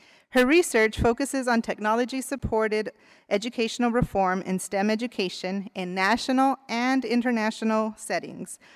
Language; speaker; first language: English; early bilingual, other home language; Spanish